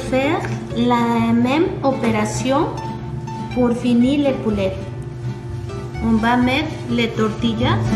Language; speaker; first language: French; non-native, learner; Spanish